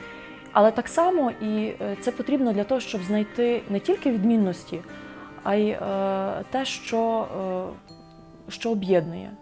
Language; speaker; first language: Ukrainian; native; Ukrainian